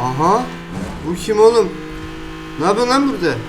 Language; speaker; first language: Turkish; native; Turkish